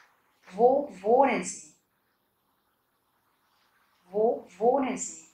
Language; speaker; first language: German; non-native, fluent; Vietnamese